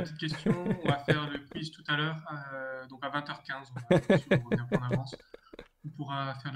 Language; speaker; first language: French; native; French